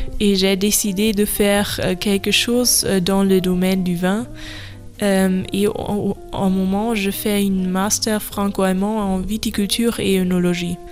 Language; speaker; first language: French; non-native, learner; German